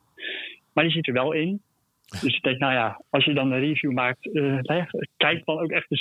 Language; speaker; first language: Dutch; native; Dutch